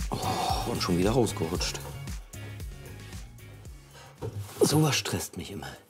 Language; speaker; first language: German; native; German